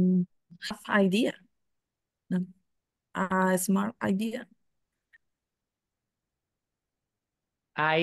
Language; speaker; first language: English; non-native, learner; Spanish